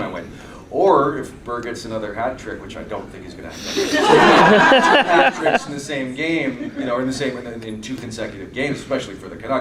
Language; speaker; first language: English; native; English